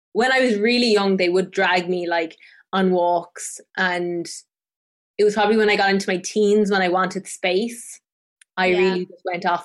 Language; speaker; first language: English; native; English